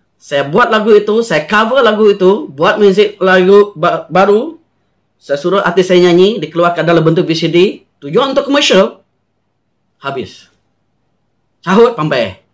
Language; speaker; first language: Malay; non-native, local second language; Iban